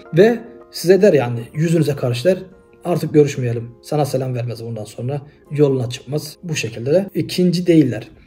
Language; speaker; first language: Turkish; native; Turkish